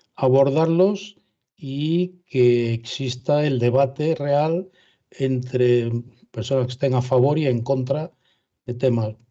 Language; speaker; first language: Spanish; native; Spanish